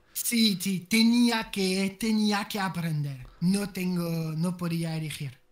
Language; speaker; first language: Spanish; non-native, learner; French